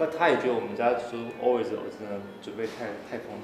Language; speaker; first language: Chinese; native; Chinese